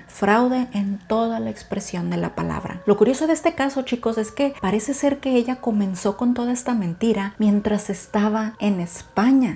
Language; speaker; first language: Spanish; native; Spanish